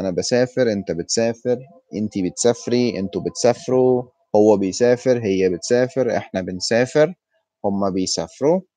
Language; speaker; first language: Arabic; early bilingual, heritage; Arabic